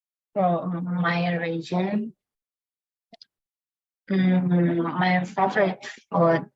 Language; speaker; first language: English; non-native, learner; Indonesian